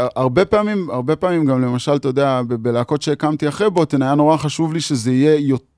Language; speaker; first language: Hebrew; native; Hebrew